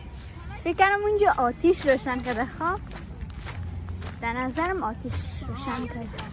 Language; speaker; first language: Persian; native; Persian